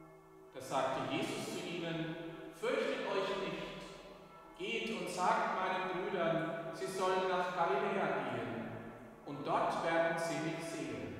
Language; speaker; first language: German; native; German